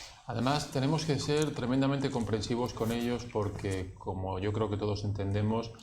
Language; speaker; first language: Spanish; native; Spanish